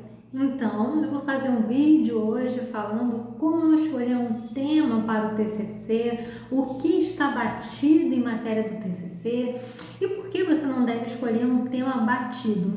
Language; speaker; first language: Portuguese; native; Portuguese